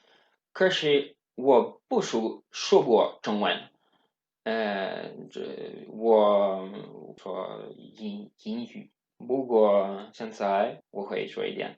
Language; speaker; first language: Chinese; non-native, learner; Swedish